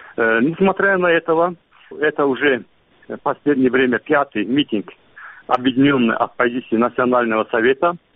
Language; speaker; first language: Russian; non-native, local second language; Azerbaijani